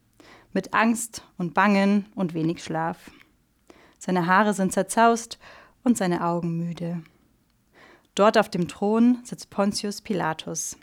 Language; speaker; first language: German; native; German